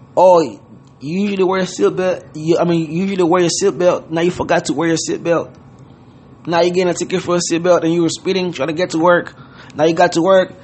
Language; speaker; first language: English; non-native, fluent; Haitian Creole